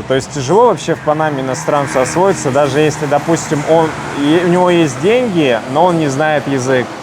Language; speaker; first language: Russian; native; Russian